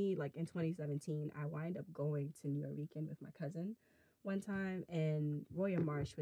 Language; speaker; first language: English; native; English